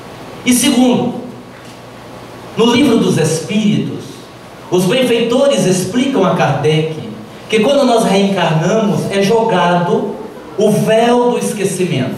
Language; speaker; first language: Portuguese; native; Portuguese